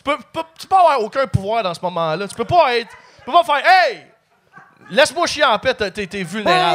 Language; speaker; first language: French; native; French